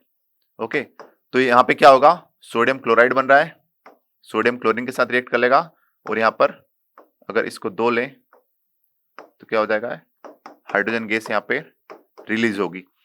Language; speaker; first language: Hindi; native; Hindi